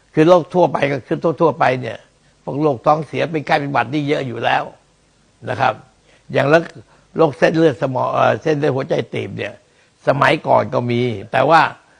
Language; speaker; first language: Thai; early bilingual, other home language; Min Nan Chinese